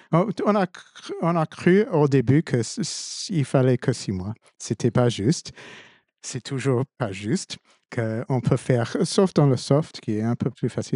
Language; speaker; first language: French; non-native, fluent; English